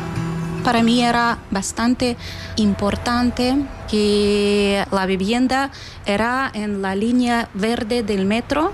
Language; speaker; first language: Spanish; non-native, learner; Ukrainian